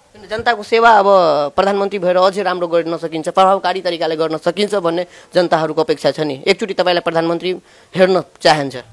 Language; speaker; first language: Nepali; non-native, local second language; Maithili